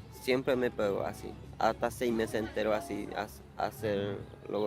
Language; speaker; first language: Spanish; non-native, local second language; Guarani